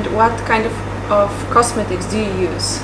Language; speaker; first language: English; non-native, fluent; Polish